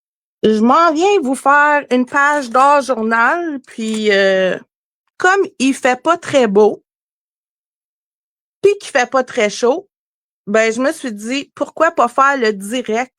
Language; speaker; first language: French; native; French